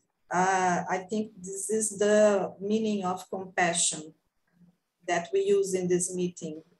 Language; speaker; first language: English; non-native, fluent; Portuguese